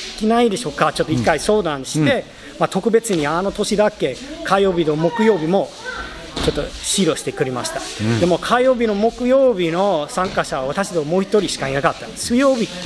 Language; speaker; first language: Japanese; non-native, fluent; English